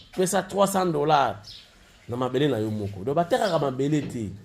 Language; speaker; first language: Lingala; non-native, local second language; Kongo